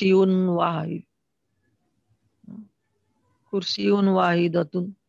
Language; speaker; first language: Arabic; non-native, learner; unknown